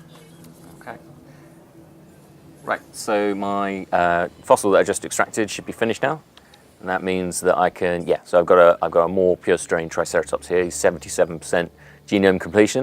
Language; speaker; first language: English; native; English